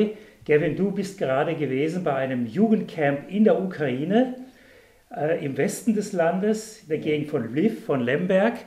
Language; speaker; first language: German; native; German